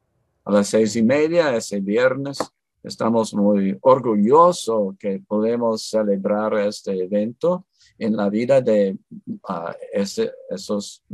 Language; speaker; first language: Spanish; non-native, fluent; English